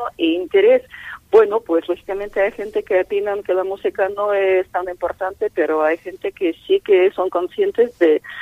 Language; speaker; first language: Spanish; non-native, fluent; Russian